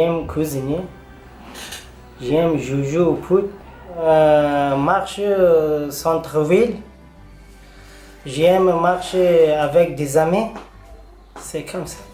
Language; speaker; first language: French; non-native, learner; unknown